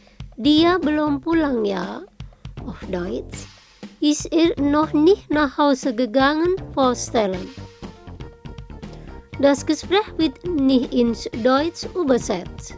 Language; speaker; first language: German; non-native, fluent; Indonesian